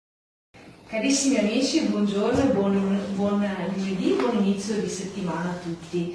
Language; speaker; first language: Italian; native; Italian